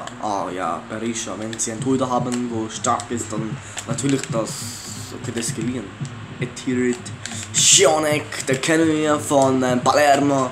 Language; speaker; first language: German; early bilingual, other home language; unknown